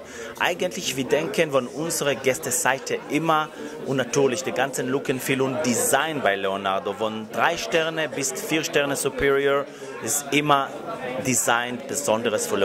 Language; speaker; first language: German; non-native, learner; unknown